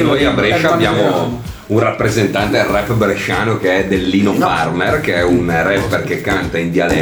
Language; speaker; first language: Italian; native; Italian